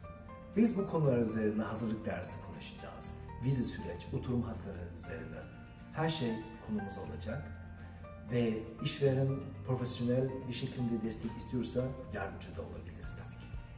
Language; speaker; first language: Turkish; non-native, learner; German